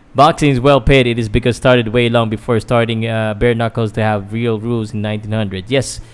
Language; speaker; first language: English; non-native, local second language; Filipino